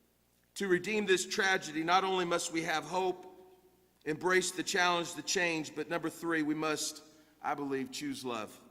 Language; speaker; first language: English; native; English